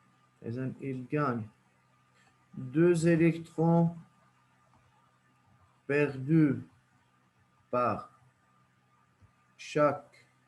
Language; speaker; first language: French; non-native, local second language; Arabic